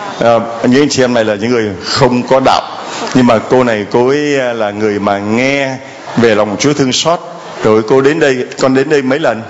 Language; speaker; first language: Vietnamese; native; Vietnamese